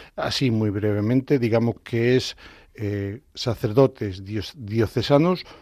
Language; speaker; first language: Spanish; native; Spanish